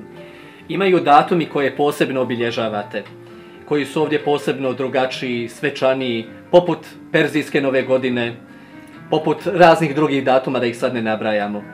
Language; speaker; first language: Croatian; native; Croatian